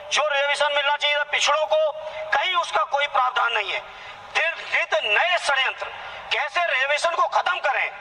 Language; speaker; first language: Hindi; native; Hindi